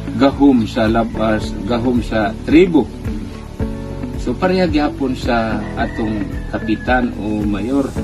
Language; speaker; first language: Cebuano; non-native, local second language; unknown